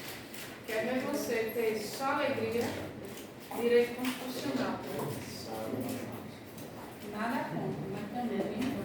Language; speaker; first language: Portuguese; native; Portuguese